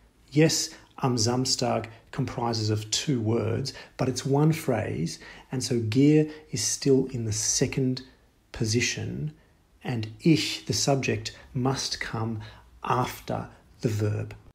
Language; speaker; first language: English; native; English